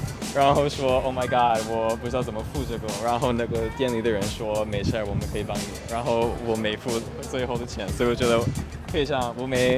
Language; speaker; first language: Chinese; non-native, fluent; English